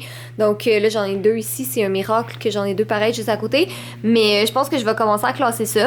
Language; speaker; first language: French; native; French